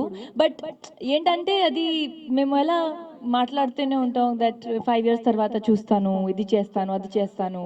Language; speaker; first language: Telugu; non-native, fluent; Hindi